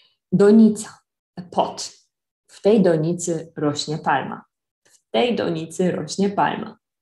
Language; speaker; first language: Polish; native; Polish